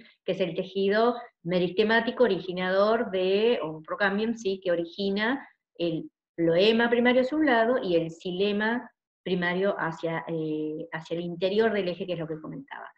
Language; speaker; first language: Spanish; native; Spanish